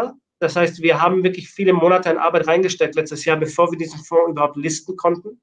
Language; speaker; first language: German; native; German